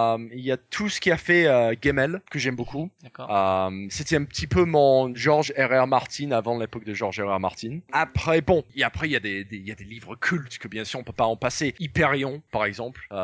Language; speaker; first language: French; non-native, fluent; English